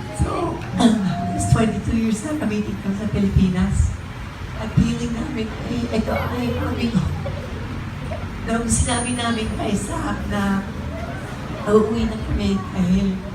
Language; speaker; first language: Filipino; non-native, fluent; English